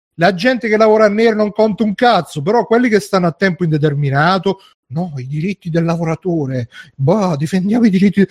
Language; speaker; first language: Italian; native; Italian